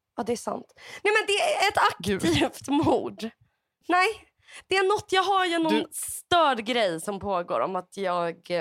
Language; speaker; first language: Swedish; native; Swedish